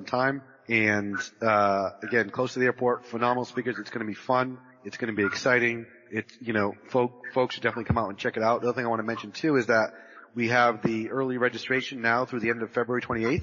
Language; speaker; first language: English; native; English